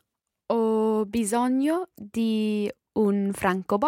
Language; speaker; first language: Italian; non-native, learner; English